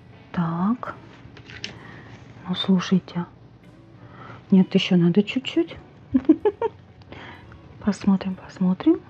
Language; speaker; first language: Russian; native; Russian